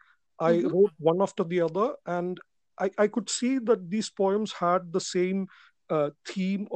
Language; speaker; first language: English; non-native, local second language; Malayalam